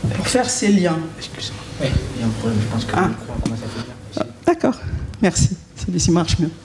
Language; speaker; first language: French; native; French